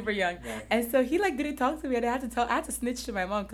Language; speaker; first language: English; non-native, local second language; Yoruba